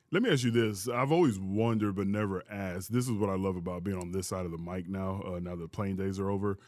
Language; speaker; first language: English; early bilingual, other home language; Yoruba